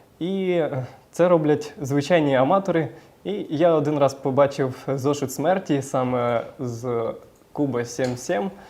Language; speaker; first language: Ukrainian; native; Ukrainian